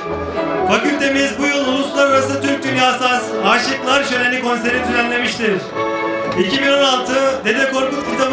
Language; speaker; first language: Turkish; native; Turkish